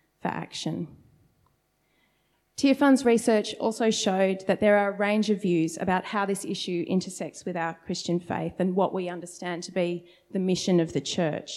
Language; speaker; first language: English; native; English